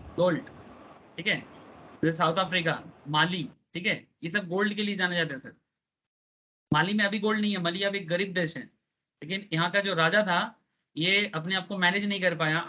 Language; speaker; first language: Hindi; non-native, local second language; Bangla